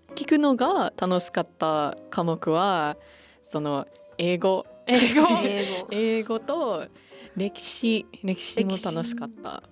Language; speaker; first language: Japanese; non-native, fluent; English